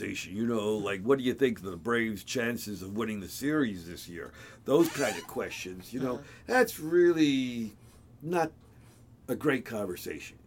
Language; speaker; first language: English; native; English